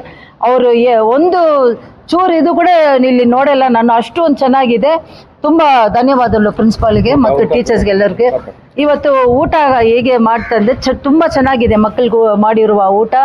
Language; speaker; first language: Kannada; non-native, local second language; Tamil